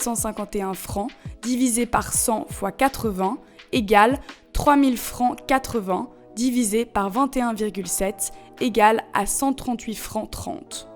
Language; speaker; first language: French; native; French